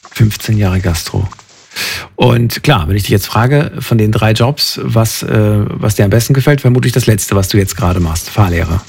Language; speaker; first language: German; native; German